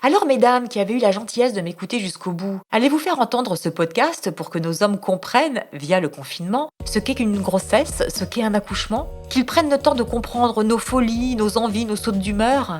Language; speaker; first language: French; native; French